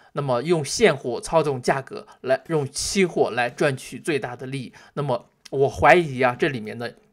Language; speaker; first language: Chinese; native; Chinese